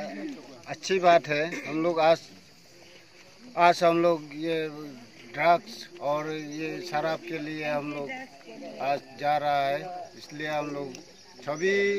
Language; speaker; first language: Hindi; non-native, local second language; Adi